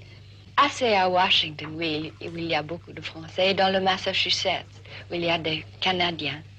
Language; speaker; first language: French; non-native, fluent; English